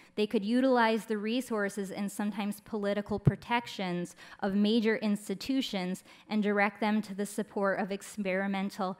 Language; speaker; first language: English; native; English